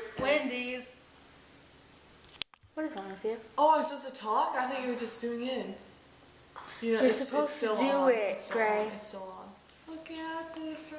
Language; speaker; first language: English; native; English